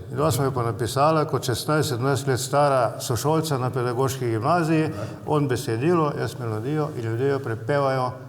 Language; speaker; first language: Slovenian; native; Slovenian